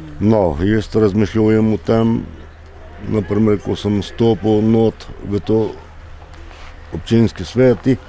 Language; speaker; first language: Slovenian; non-native, local second language; Romany